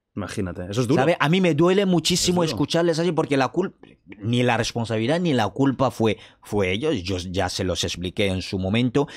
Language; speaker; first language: Spanish; non-native, fluent; French